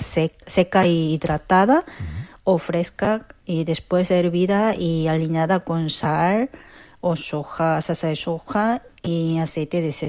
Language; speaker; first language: Spanish; non-native, fluent; Korean